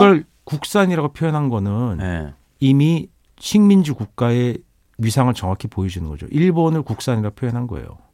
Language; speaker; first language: Korean; native; Korean